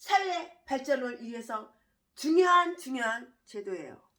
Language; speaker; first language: Korean; native; Korean